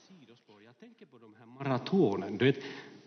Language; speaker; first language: Swedish; non-native, fluent; Finnish